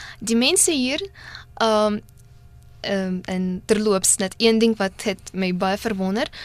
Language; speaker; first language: Afrikaans; non-native, fluent; Russian